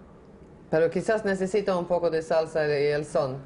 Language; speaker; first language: Spanish; non-native, fluent; Swedish